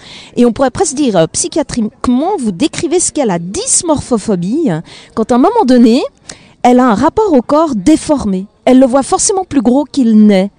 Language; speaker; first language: French; native; French